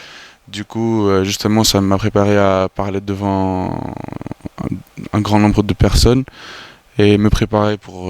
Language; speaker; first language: French; non-native, fluent; Greek